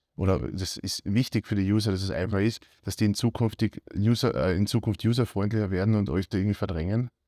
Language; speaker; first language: German; native; German